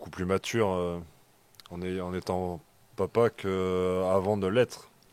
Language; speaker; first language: French; native; French